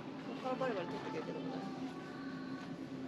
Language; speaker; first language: Japanese; native; Japanese